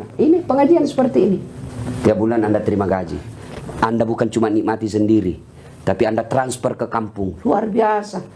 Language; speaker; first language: Indonesian; non-native, local second language; Buginese